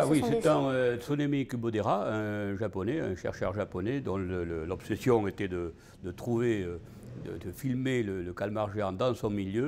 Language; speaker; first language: French; native; French